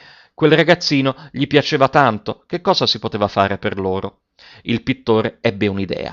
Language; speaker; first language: Italian; native; Italian